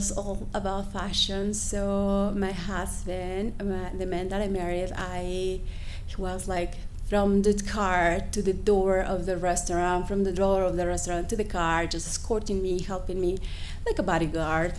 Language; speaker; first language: English; non-native, fluent; Spanish